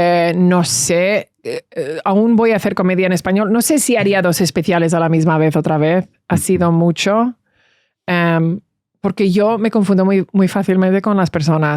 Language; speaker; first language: Spanish; early bilingual, heritage; English